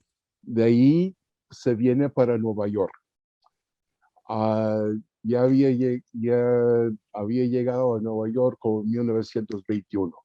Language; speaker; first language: Spanish; early bilingual, heritage; Spanish